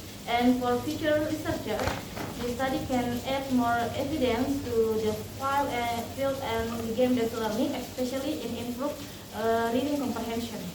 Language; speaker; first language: English; non-native, learner; Indonesian